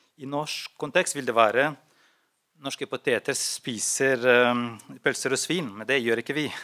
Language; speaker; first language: Norwegian; non-native, fluent; Albanian